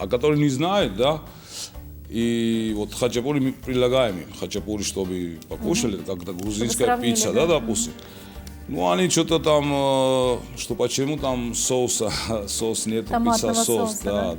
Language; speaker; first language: Russian; non-native, local second language; Georgian